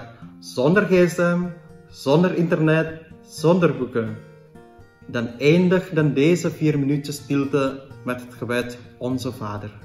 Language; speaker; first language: Dutch; non-native, fluent; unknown